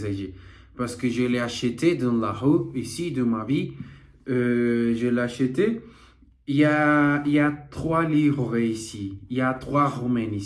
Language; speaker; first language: French; non-native, learner; Portuguese